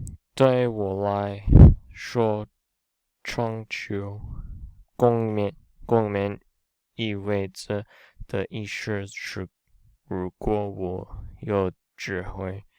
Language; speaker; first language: Chinese; non-native, learner; English